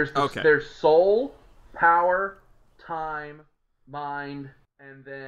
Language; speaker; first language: English; native; English